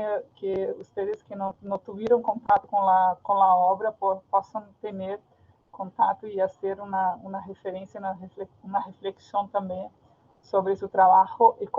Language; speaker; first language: Spanish; non-native, fluent; Portuguese